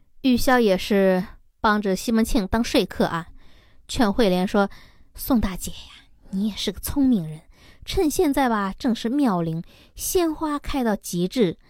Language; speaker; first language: Chinese; native; Chinese